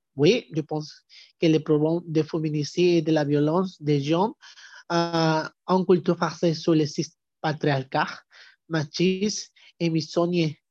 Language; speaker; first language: French; non-native, learner; Spanish